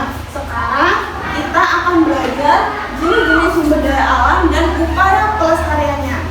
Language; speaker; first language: Indonesian; native; Indonesian